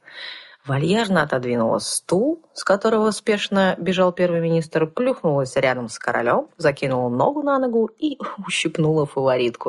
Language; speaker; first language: Russian; native; Russian